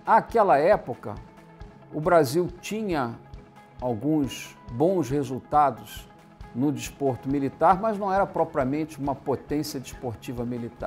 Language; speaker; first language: Portuguese; native; Portuguese